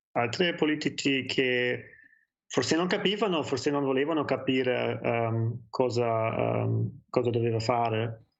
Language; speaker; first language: Italian; non-native, fluent; German